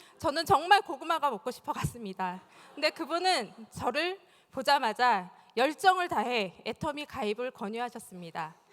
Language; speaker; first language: Korean; native; Korean